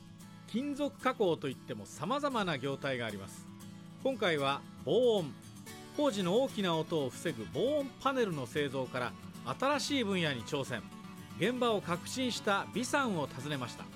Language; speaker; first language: Japanese; native; Japanese